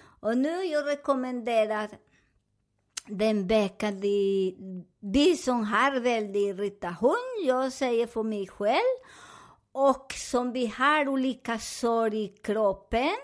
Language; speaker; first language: Swedish; non-native, fluent; Spanish